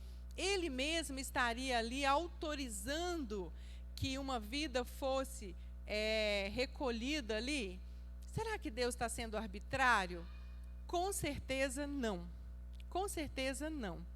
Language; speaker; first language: Portuguese; native; Portuguese